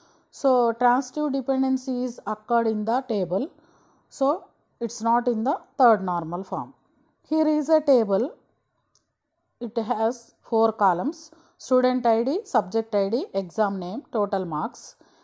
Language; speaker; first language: English; non-native, local second language; Telugu